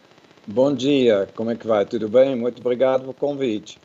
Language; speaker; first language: Portuguese; non-native, fluent; Dutch